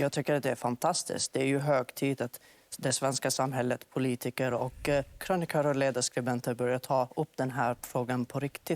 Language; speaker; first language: Swedish; non-native, fluent; Arabic